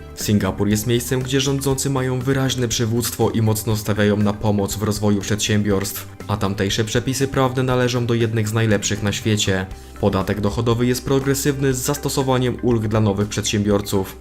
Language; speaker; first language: Polish; native; Polish